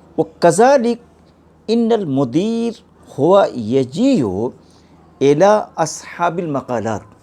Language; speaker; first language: Arabic; non-native, fluent; Urdu